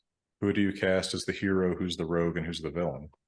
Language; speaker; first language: English; native; English